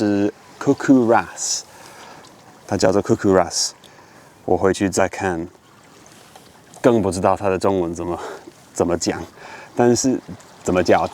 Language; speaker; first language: Chinese; non-native, fluent; English